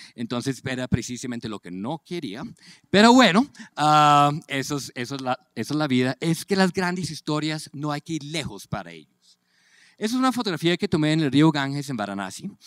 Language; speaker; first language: Spanish; native; Spanish